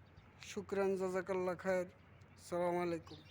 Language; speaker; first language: Arabic; non-native, learner; Bangla